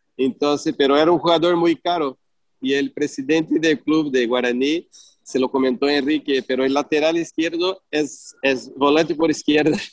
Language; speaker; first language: Spanish; non-native, fluent; Portuguese